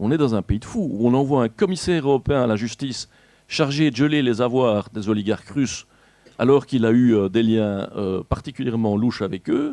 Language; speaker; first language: French; native; French